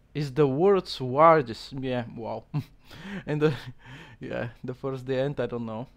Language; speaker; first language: English; non-native, learner; Bulgarian